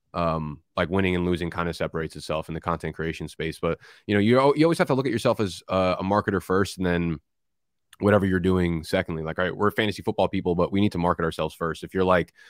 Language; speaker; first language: English; native; English